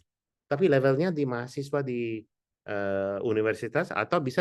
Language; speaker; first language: Indonesian; non-native, fluent; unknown